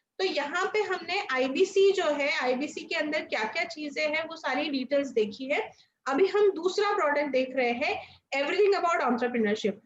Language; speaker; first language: Hindi; non-native, local second language; Marathi